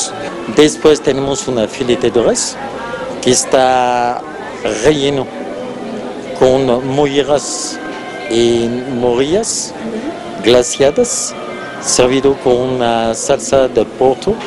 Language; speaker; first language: Spanish; non-native, fluent; French